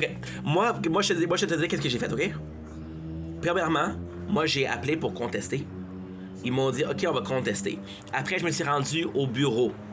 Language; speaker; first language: French; native; French